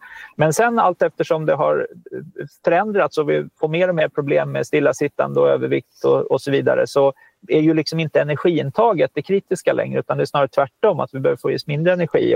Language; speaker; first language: Swedish; native; Swedish